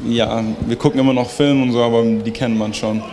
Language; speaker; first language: German; early bilingual, heritage; German